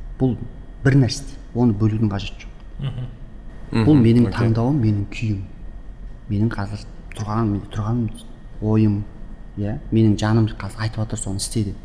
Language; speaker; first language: Kazakh; early bilingual, heritage; Kazakh